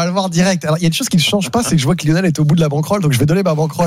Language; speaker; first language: French; native; French